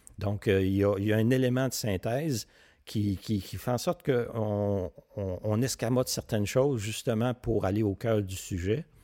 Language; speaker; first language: French; native; French